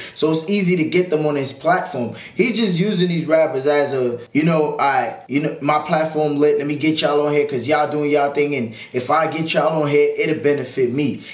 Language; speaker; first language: English; native; English